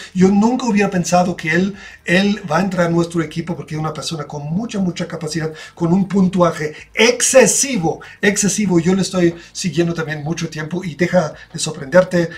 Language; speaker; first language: Spanish; non-native, fluent; German